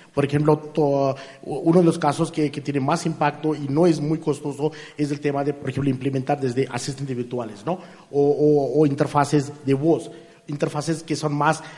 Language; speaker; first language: Spanish; non-native, fluent; Hindi